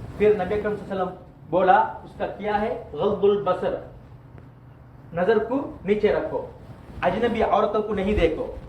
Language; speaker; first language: Urdu; non-native, learner; Tamil